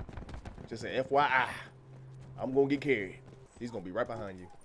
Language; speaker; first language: English; native; English